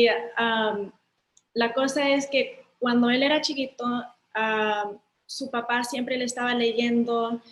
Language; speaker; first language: Spanish; early bilingual, heritage; Spanish